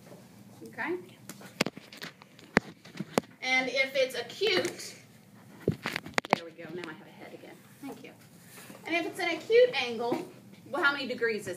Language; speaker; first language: English; native; English